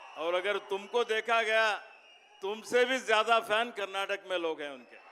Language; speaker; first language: Hindi; non-native, local second language; Kannada